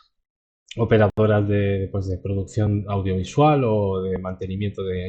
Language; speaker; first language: Spanish; native; Spanish